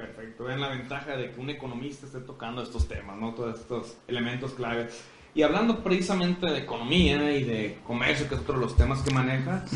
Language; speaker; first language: Spanish; native; Spanish